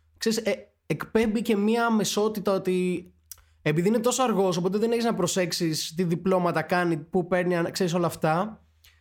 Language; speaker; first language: Greek; native; Greek